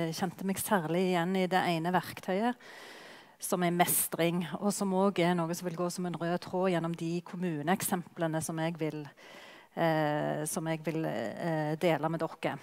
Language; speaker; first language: Norwegian; native; Norwegian